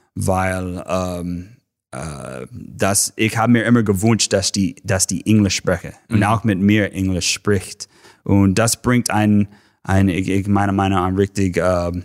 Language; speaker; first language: German; non-native, fluent; English